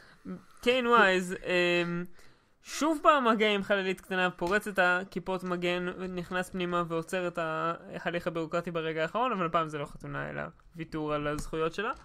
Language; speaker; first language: Hebrew; native; Hebrew